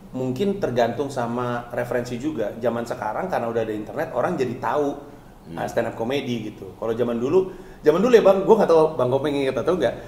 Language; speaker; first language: Indonesian; native; Indonesian